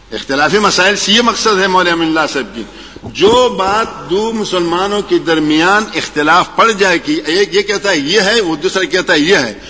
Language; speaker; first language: Urdu; non-native, local second language; Pashto